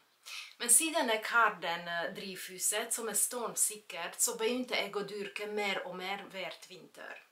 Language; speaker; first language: Norwegian; non-native, fluent; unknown